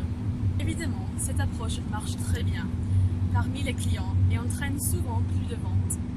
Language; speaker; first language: French; non-native, fluent; English